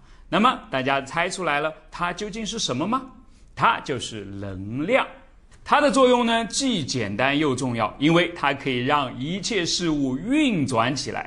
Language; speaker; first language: Chinese; native; Chinese